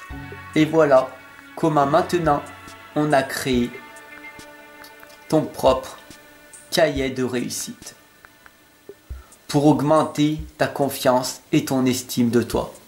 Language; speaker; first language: French; native; French